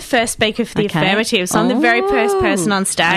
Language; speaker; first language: English; native; English